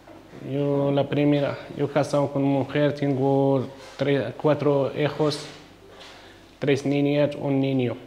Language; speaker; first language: Spanish; non-native, learner; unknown